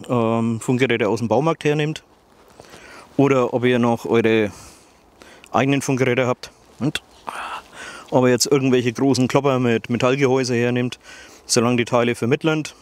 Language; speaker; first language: German; native; German